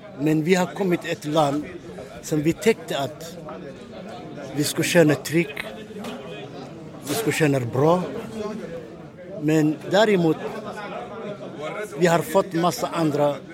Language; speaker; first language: Swedish; non-native, fluent; Somali